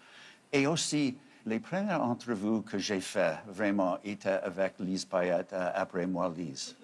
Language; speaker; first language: French; non-native, fluent; English